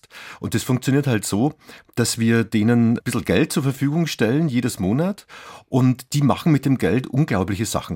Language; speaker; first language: German; native; German